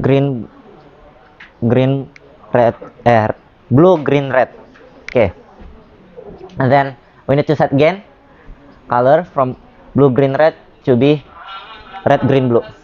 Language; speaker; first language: English; non-native, learner; Indonesian